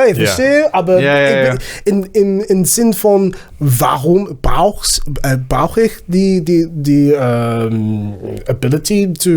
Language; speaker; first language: German; non-native, learner; Zulu